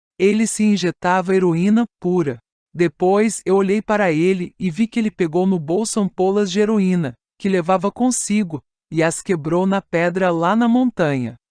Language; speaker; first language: Portuguese; non-native, fluent; Italian